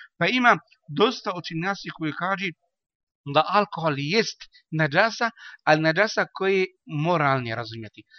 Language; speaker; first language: Bosnian; non-native, learner; Arabic